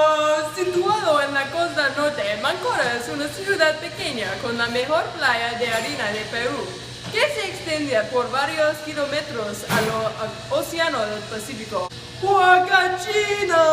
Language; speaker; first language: Spanish; non-native, learner; English